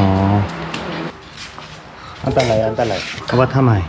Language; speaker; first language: Thai; non-native, learner; Korean